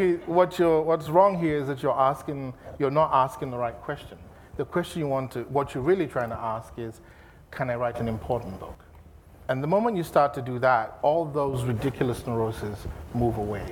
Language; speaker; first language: English; non-native, local second language; Igbo